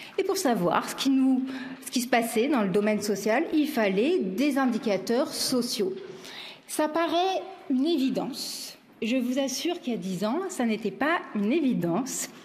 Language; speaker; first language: French; native; French